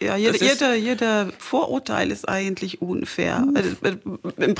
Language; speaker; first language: German; non-native, fluent; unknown